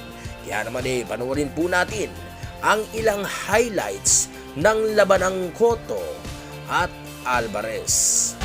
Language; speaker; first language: Filipino; non-native, local second language; Cebuano